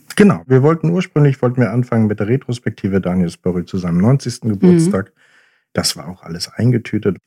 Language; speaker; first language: German; native; German